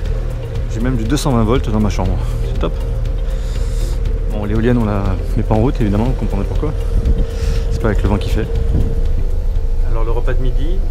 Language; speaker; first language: French; native; French